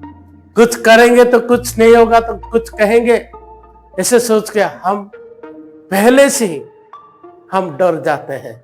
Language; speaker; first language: Hindi; non-native, local second language; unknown